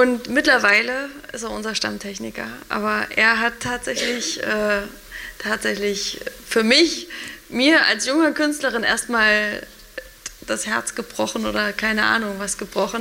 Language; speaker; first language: German; native; German